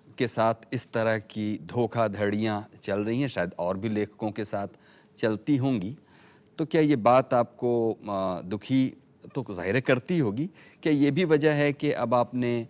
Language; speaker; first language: Hindi; native; Hindi